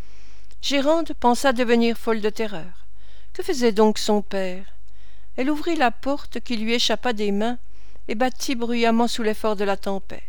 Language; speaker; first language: French; native; French